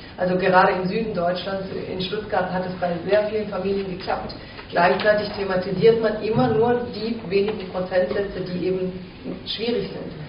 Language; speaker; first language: German; native; German